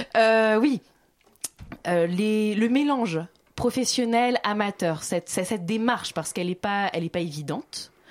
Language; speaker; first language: French; native; French